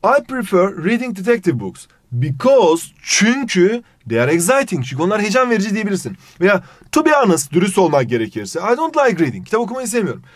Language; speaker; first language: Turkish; native; Turkish